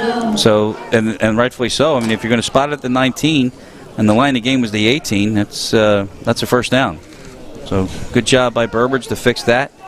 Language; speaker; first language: English; native; English